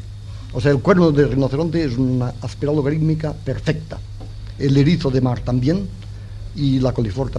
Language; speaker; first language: Spanish; non-native, local second language; Catalan